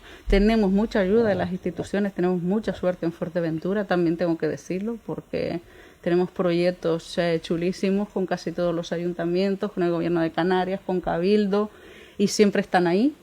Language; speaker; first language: Spanish; native; Spanish